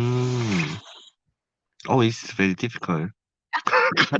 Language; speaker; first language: English; non-native, learner; Korean